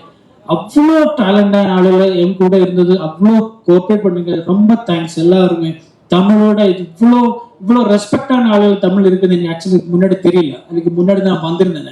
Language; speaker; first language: Tamil; non-native, learner; Malayalam